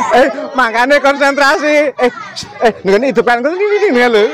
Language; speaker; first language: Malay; non-native, local second language; Javanese